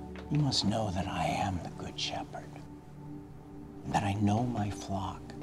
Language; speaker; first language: English; native; English